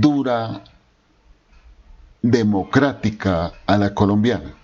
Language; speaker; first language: Spanish; native; Spanish